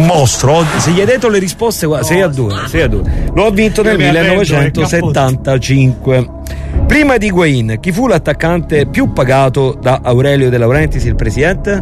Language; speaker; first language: Italian; native; Italian